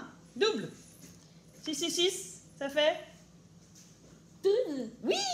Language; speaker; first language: French; native; French